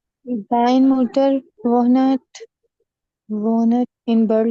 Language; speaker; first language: German; non-native, learner; Hindi